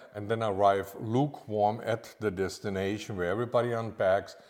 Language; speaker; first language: English; non-native, fluent; German